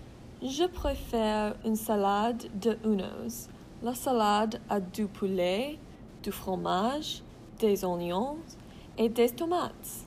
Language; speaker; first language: French; non-native, learner; English